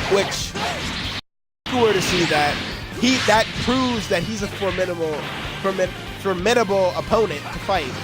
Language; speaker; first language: English; native; English